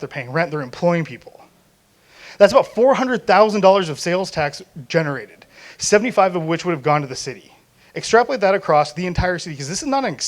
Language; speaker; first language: English; native; English